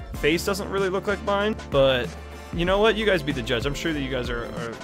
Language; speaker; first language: English; native; English